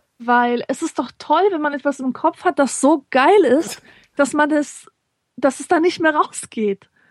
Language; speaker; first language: German; early bilingual, other home language; Polish